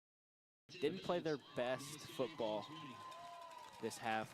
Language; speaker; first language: English; native; English